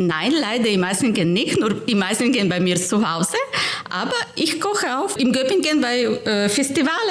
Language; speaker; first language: German; non-native, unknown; Ukrainian